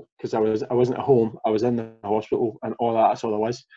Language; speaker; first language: English; native; English